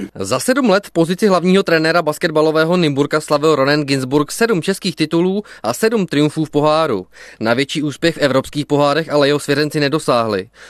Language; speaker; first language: Czech; native; Czech